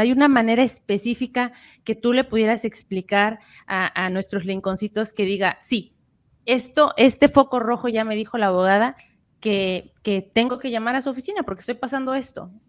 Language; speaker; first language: Spanish; native; Spanish